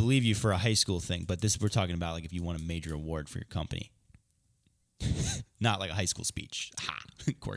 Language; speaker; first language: English; native; English